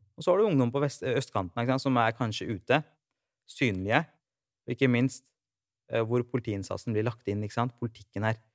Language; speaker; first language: Norwegian; native; Norwegian